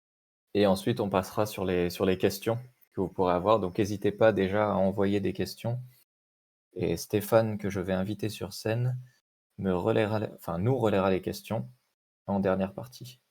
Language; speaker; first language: French; native; French